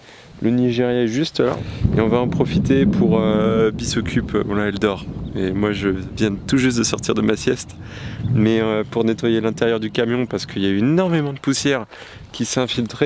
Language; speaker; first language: French; native; French